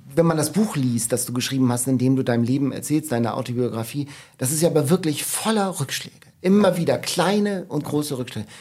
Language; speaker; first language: German; native; German